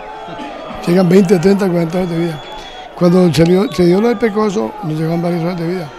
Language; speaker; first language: Spanish; native; Spanish